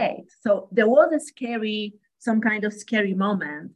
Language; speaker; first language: English; non-native, fluent; Polish